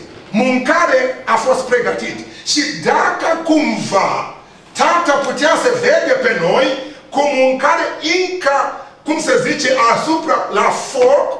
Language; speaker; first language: Romanian; non-native, learner; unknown